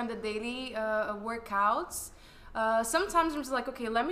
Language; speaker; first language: English; non-native, fluent; Portuguese